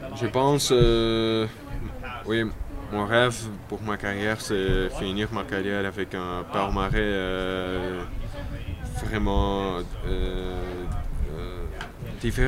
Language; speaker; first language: French; non-native, local second language; Dutch